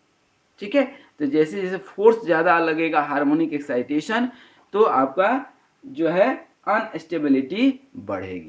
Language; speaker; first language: Hindi; native; Hindi